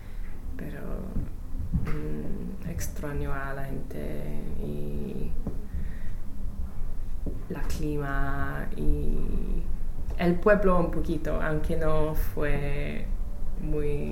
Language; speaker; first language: Spanish; non-native, learner; English